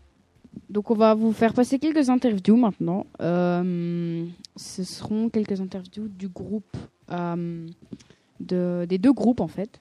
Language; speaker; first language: French; native; French